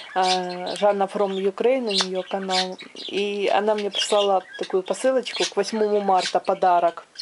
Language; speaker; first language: Russian; non-native, local second language; Ukrainian